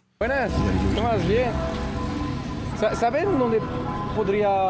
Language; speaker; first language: Spanish; non-native, learner; French